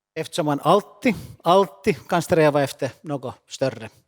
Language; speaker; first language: Swedish; non-native, local second language; Finnish